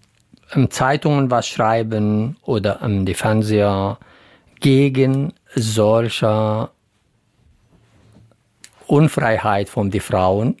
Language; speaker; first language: German; non-native, learner; Central Kurdish